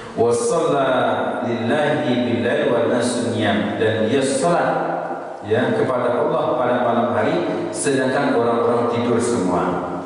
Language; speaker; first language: Malay; non-native, local second language; Minangkabau